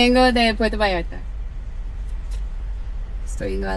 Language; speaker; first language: Spanish; non-native, learner; English